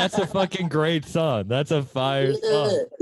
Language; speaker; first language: English; native; English